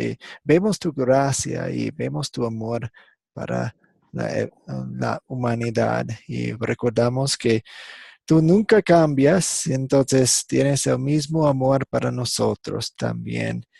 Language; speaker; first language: Spanish; non-native, fluent; English